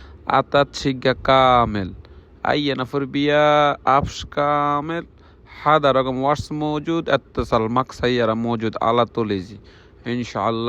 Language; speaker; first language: Arabic; non-native, learner; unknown